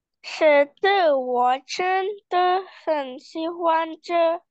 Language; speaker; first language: Chinese; non-native, learner; Indonesian